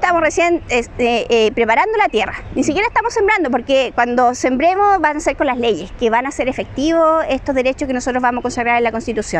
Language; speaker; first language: Spanish; native; Spanish